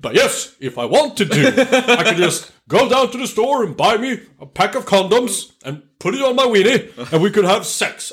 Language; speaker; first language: English; non-native, fluent; Swedish